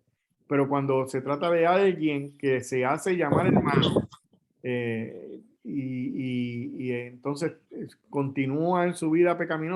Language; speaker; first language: Spanish; native; Spanish